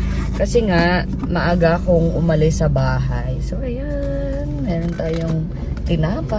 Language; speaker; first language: Filipino; native; Filipino